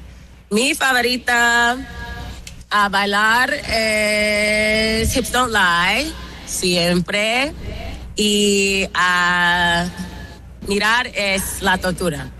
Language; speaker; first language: Spanish; non-native, learner; English